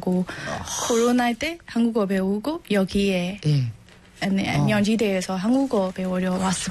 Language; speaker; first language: Korean; non-native, learner; Burmese